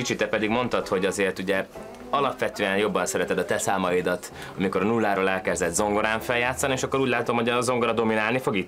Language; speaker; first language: Hungarian; native; Hungarian